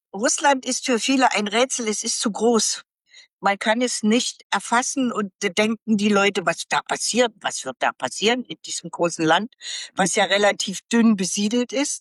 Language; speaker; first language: German; native; German